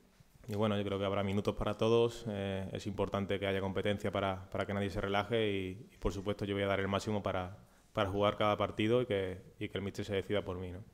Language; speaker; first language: Spanish; native; Spanish